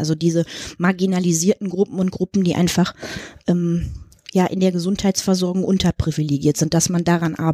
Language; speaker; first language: German; native; German